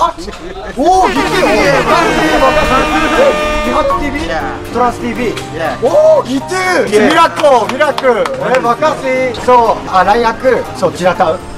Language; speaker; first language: Japanese; native; Japanese